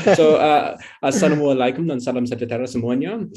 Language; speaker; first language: Indonesian; non-native, fluent; English